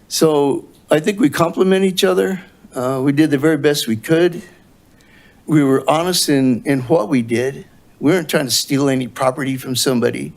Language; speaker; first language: English; native; English